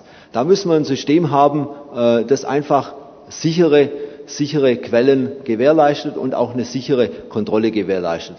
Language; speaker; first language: German; native; German